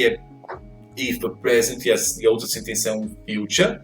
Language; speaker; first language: Portuguese; native; Portuguese